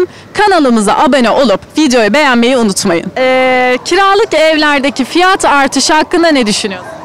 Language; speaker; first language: Turkish; native; Turkish